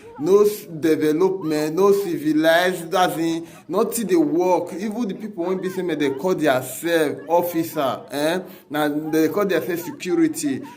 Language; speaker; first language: Nigerian Pidgin; native; Nigerian Pidgin